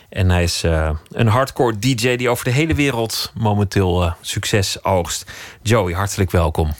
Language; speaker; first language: Dutch; native; Dutch